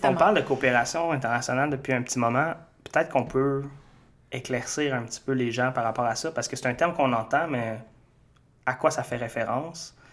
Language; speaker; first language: French; native; French